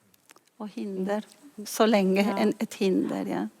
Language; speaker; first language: Swedish; non-native, fluent; Spanish